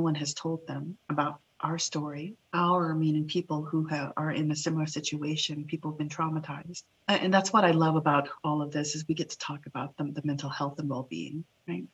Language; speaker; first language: English; early bilingual, other home language; Lao